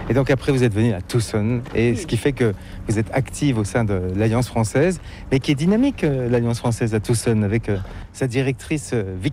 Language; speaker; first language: French; native; French